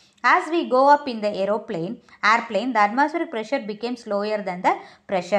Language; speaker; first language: English; non-native, local second language; Tamil